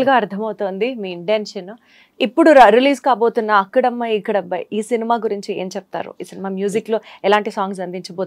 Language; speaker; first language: Telugu; native; Telugu